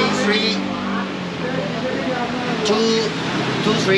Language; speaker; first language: English; non-native, learner; Chinese